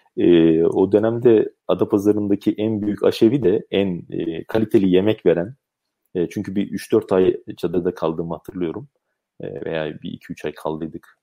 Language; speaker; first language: Turkish; native; Turkish